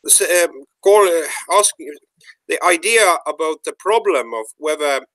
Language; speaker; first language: English; non-native, fluent; Estonian